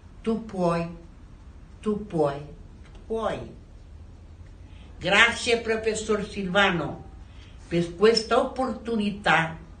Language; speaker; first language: Italian; non-native, learner; Portuguese